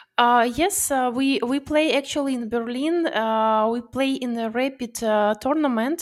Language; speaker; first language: English; non-native, learner; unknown